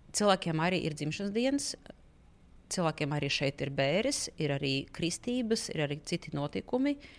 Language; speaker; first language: Latvian; non-native, local second language; Russian